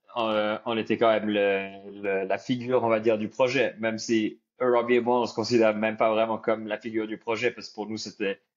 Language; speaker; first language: French; native; French